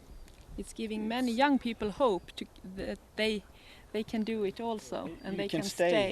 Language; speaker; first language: English; non-native, fluent; Swedish